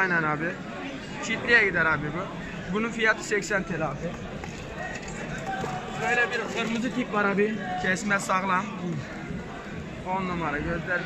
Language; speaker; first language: Turkish; native; Turkish